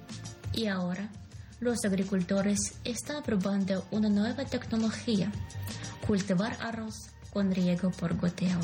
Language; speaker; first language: Spanish; non-native, fluent; Ukrainian